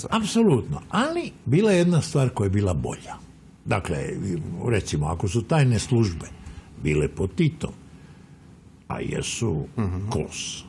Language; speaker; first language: Croatian; native; Croatian